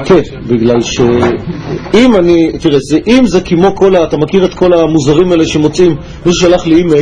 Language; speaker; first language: Hebrew; native; Hebrew